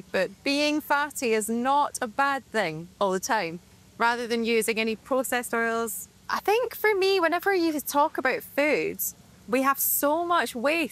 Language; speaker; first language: English; native; English